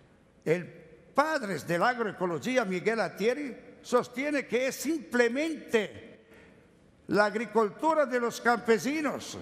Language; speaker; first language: Spanish; non-native, learner; Italian